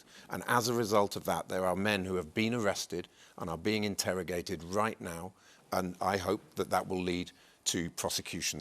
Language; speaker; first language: English; native; English